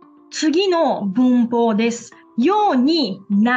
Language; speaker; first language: Japanese; non-native, fluent; Portuguese